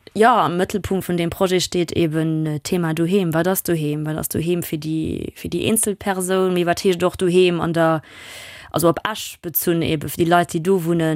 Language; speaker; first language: Luxembourgish; non-native, local second language; German